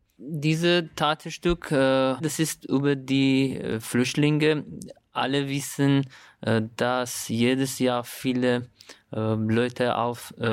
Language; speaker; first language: German; non-native, learner; Persian